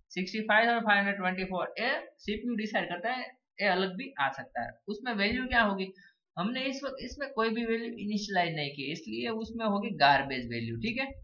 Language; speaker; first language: Hindi; non-native, local second language; Gujarati